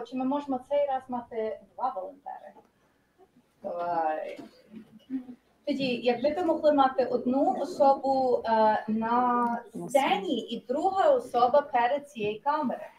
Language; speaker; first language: Ukrainian; early bilingual, heritage; Ukrainian